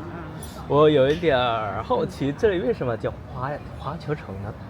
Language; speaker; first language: Chinese; non-native, fluent; Korean